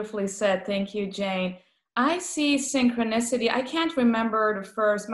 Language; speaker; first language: English; non-native, fluent; Persian